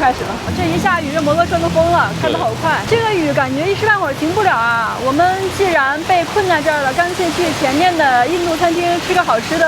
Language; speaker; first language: Chinese; native; Chinese